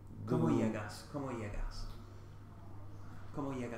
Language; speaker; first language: Spanish; non-native, fluent; English